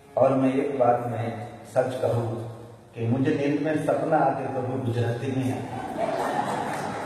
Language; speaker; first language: Hindi; non-native, local second language; Gujarati